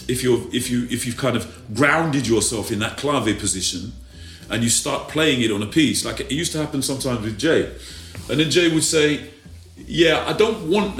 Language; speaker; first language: English; native; English